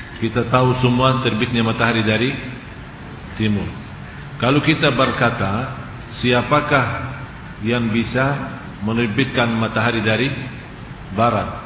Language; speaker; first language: Indonesian; non-native, fluent; Arabic